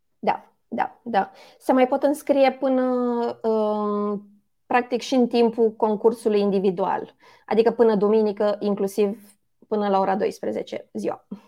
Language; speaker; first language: Romanian; native; Romanian